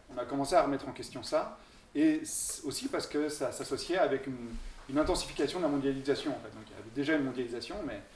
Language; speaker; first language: French; native; French